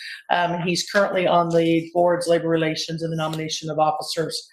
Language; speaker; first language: English; native; English